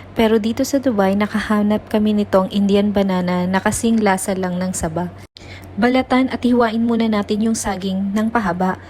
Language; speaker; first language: Filipino; non-native, local second language; Bikol